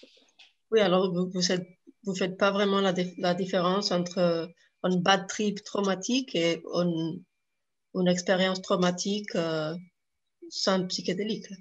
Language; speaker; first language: French; non-native, fluent; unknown